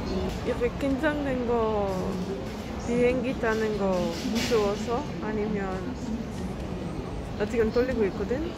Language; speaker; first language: Korean; non-native, fluent; Dutch